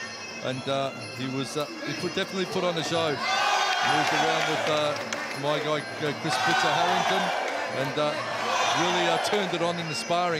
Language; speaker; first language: English; native; English